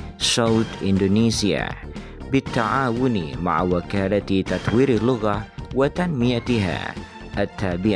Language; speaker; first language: Arabic; non-native, fluent; Indonesian